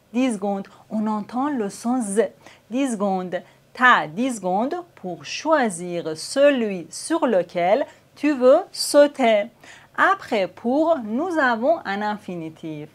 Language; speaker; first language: French; native; French